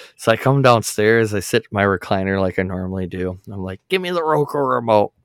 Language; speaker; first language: English; native; English